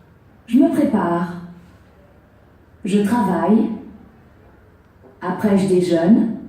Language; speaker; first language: French; non-native, learner; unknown